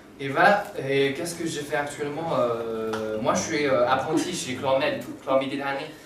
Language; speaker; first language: French; non-native, fluent; Chinese